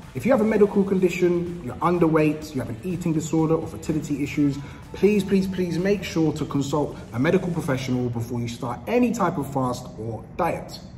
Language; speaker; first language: English; native; English